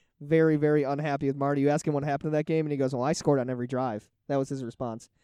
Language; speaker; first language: English; native; English